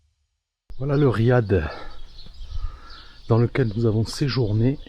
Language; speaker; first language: French; native; French